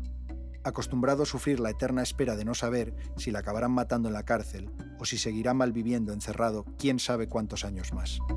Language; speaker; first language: Spanish; native; Spanish